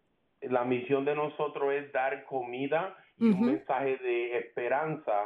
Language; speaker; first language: Spanish; early bilingual, heritage; Spanish